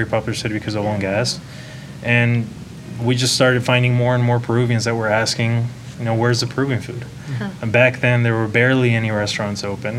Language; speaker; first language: English; non-native, fluent; Spanish